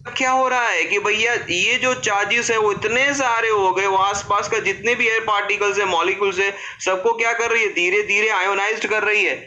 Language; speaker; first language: Hindi; non-native, local second language; Gujarati